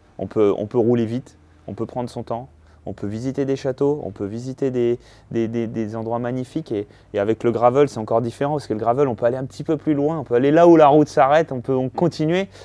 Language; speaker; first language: French; native; French